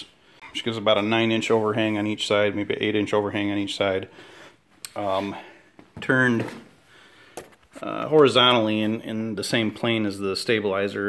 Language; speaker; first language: English; native; English